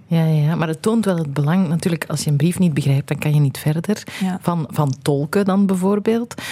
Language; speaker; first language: Dutch; native; Dutch